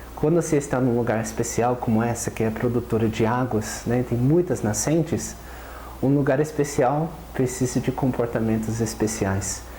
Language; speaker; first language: Portuguese; non-native, fluent; English